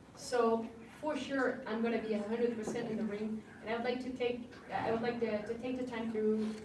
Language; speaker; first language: English; non-native, fluent; French